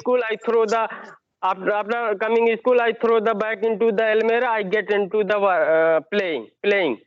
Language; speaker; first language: English; non-native, learner; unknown